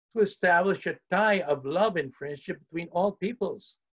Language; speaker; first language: English; early bilingual, heritage; English